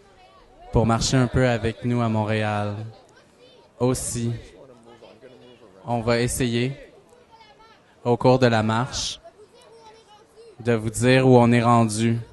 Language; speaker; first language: French; native; French